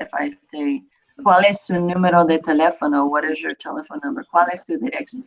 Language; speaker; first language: Spanish; non-native, fluent; English